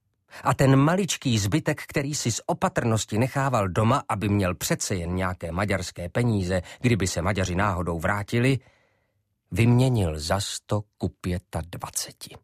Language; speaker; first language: Czech; native; Czech